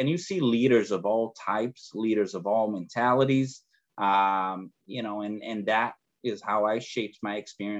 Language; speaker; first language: English; non-native, fluent; Portuguese